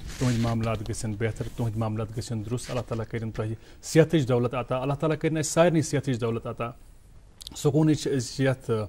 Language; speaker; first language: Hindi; non-native, local second language; Kashmiri